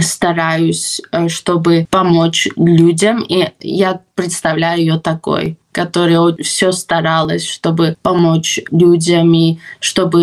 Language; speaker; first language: Russian; non-native, fluent; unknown